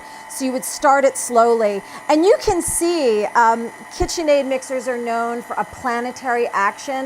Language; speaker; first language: English; native; English